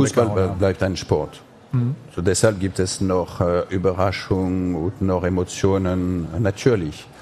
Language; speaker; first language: German; non-native, fluent; French